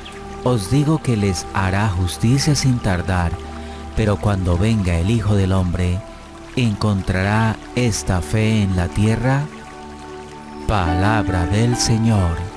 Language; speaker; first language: Spanish; native; Spanish